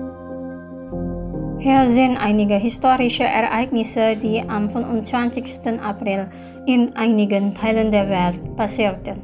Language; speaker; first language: German; non-native, fluent; Indonesian